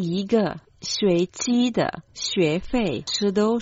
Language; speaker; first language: Chinese; non-native, fluent; Croatian